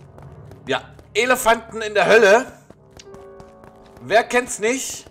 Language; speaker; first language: German; native; German